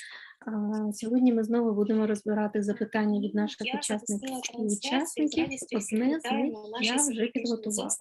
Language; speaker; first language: Ukrainian; native; Ukrainian